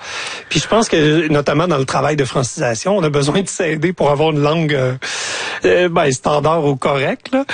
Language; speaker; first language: French; native; French